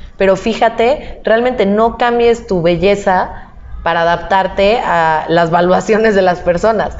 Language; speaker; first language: Spanish; native; Spanish